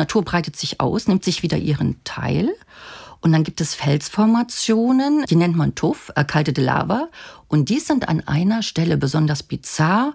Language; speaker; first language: German; native; German